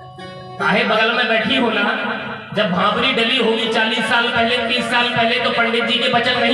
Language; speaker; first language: Hindi; native; Hindi